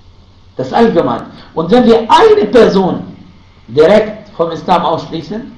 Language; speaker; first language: German; non-native, fluent; Arabic